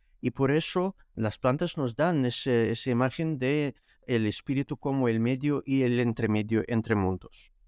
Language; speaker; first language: Spanish; non-native, fluent; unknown